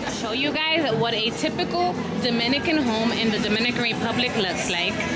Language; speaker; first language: English; early bilingual, other home language; Spanish